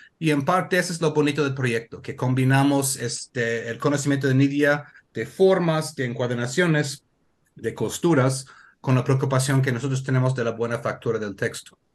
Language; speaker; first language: Spanish; non-native, fluent; English